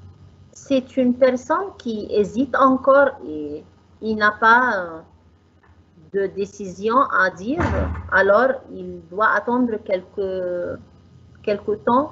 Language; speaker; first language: French; non-native, fluent; Arabic